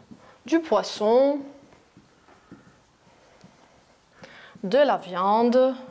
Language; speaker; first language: French; non-native, fluent; Greek